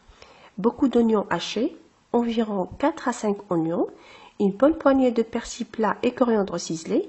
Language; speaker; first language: French; non-native, local second language; Arabic